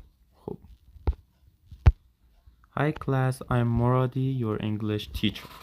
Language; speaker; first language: English; non-native, fluent; Persian